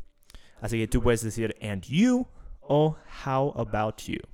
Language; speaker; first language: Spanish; non-native, fluent; English